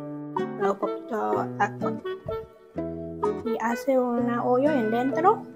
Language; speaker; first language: Spanish; non-native, learner; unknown